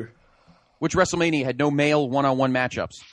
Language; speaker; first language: English; native; English